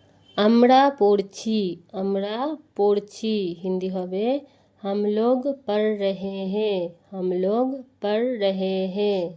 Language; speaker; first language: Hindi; non-native, fluent; Bangla